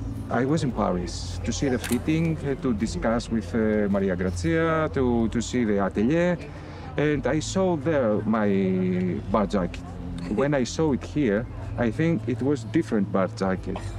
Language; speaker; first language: English; non-native, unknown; Greek